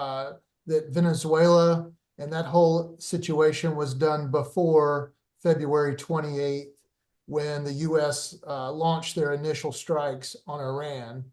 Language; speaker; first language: English; native; English